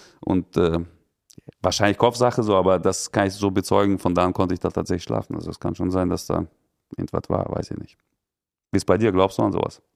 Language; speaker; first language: German; early bilingual, other home language; Russian